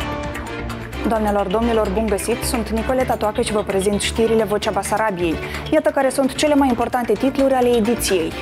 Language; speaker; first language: Romanian; native; Romanian